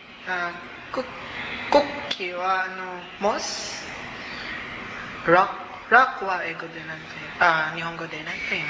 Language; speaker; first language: Japanese; non-native, learner; Cebuano